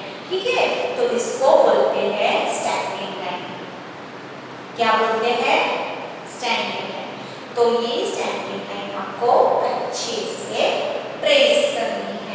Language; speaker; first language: Hindi; native; Hindi